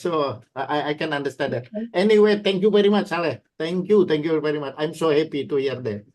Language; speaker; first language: English; non-native, learner; Indonesian